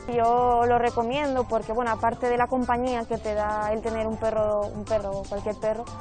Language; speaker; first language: Spanish; native; Spanish